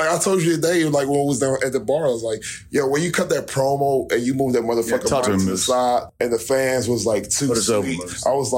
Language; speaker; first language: English; native; English